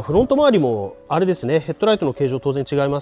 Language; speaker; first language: Japanese; native; Japanese